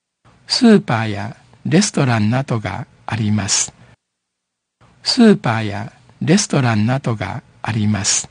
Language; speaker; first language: Japanese; non-native, fluent; Min Nan Chinese